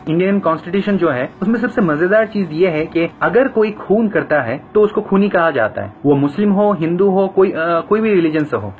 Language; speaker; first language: Hindi; non-native, fluent; Bangla